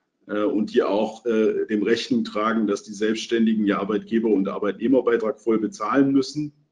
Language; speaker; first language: German; native; German